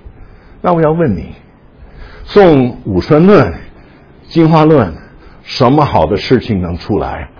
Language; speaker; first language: Chinese; non-native, fluent; English